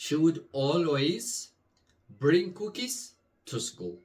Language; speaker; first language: English; non-native, local second language; Amharic